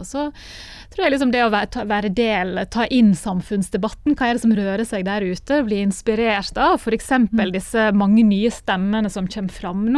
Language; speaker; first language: Norwegian; native; Norwegian